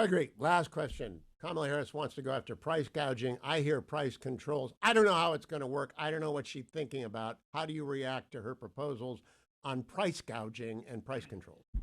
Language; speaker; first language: English; native; English